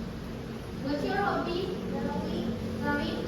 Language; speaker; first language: English; non-native, learner; Indonesian